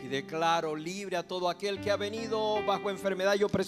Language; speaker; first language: Spanish; native; Spanish